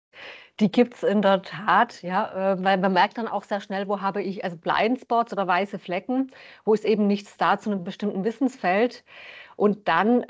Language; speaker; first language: German; native; German